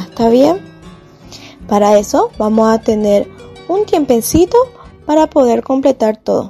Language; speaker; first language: Spanish; native; Spanish